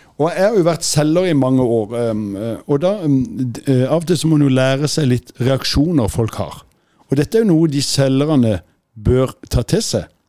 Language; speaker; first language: Norwegian; native; Norwegian